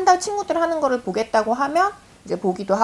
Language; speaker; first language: Korean; native; Korean